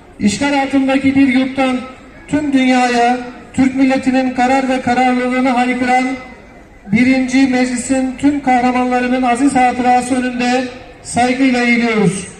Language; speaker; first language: Turkish; native; Turkish